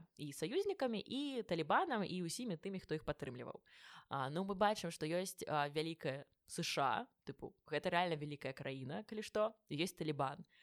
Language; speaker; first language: Belarusian; non-native, local second language; Russian